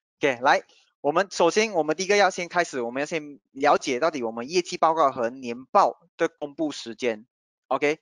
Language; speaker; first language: Chinese; native; Chinese